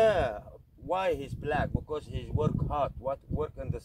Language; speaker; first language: English; non-native, learner; Arabic